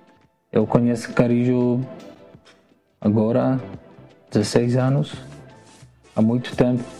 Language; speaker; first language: Portuguese; non-native, learner; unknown